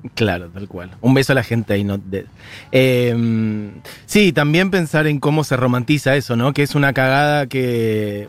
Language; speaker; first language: Spanish; native; Spanish